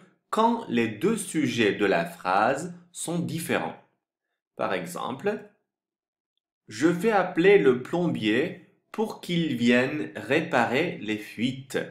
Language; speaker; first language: French; non-native, fluent; Turkish